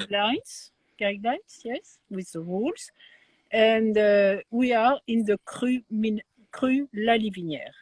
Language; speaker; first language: English; non-native, learner; French